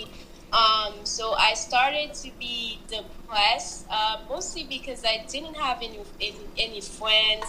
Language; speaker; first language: English; non-native, fluent; Haitian Creole